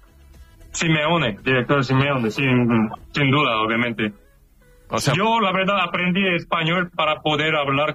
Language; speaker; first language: Spanish; non-native, fluent; Korean